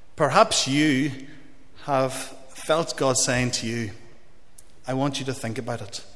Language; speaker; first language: English; native; English